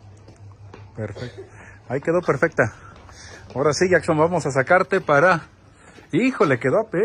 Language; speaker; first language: Spanish; native; Spanish